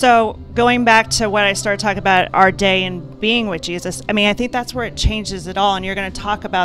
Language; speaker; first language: English; native; English